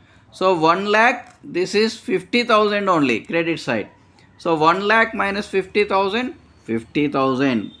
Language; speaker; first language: English; non-native, local second language; Telugu